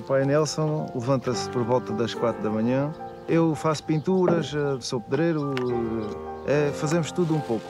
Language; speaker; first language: Portuguese; native; Portuguese